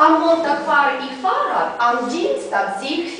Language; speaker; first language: German; non-native, fluent; Russian